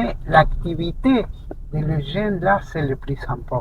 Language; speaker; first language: French; non-native, fluent; Spanish